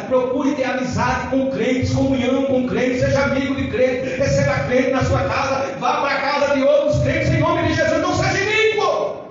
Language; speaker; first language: Portuguese; native; Portuguese